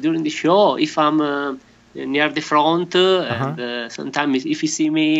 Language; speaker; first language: English; non-native, learner; Italian